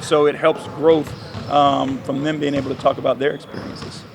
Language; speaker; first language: English; native; English